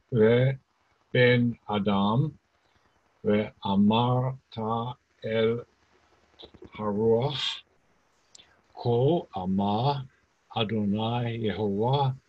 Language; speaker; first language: Hebrew; non-native, learner; English